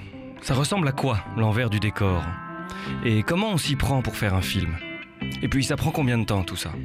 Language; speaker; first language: French; native; French